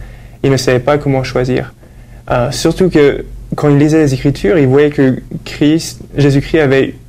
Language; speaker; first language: French; native; French